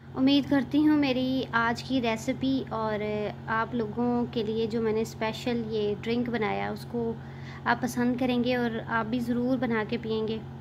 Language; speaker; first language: Urdu; native; Urdu